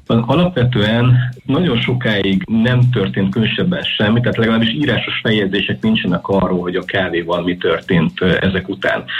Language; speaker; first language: Hungarian; non-native, fluent; Spanish